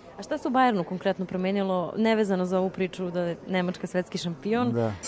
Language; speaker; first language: Bosnian; native; Bosnian